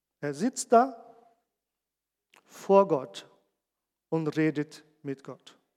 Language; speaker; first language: German; non-native, fluent; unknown